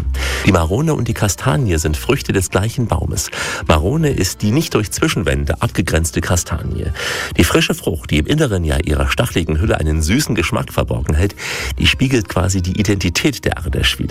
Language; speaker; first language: German; native; German